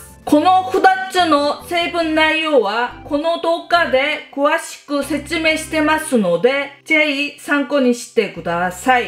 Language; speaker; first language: Japanese; non-native, fluent; Korean